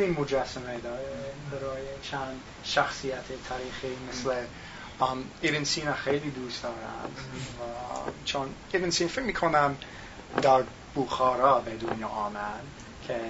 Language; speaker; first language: Persian; non-native, learner; English